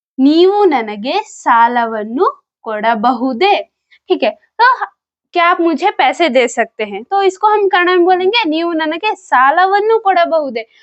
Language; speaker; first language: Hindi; non-native, local second language; Kannada